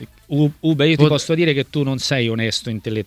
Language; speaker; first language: Italian; native; Italian